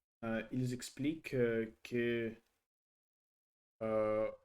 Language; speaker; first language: French; non-native, learner; Russian